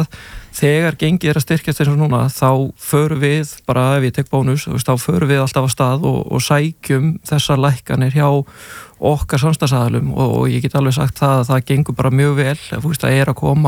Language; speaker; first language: Icelandic; native; Icelandic